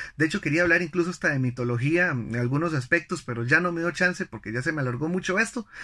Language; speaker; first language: Spanish; native; Spanish